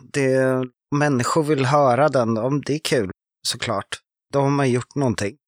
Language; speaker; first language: Swedish; non-native, fluent; French